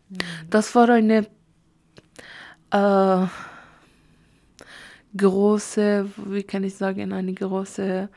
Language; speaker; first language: German; non-native, learner; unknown